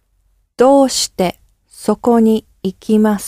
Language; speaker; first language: Japanese; non-native, learner; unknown